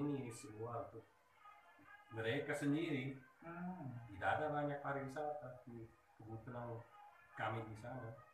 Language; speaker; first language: Indonesian; early bilingual, heritage; Dutch